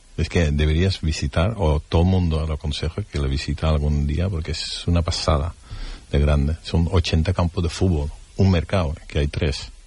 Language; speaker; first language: Spanish; non-native, fluent; Dutch